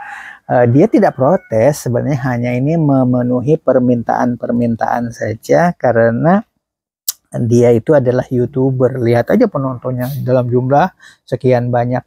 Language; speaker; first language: Indonesian; native; Indonesian